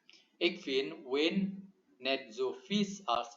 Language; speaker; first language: Dutch; non-native, learner; Indonesian